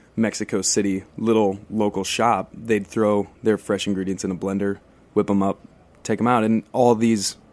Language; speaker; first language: English; native; English